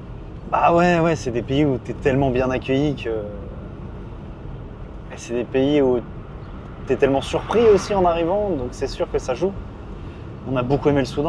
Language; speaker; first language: French; native; French